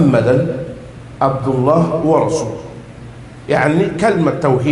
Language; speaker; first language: Arabic; non-native, fluent; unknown